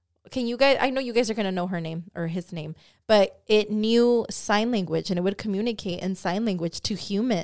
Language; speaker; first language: English; early bilingual, other home language; Spanish